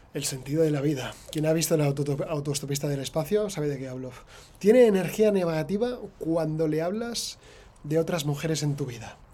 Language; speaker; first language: Spanish; native; Spanish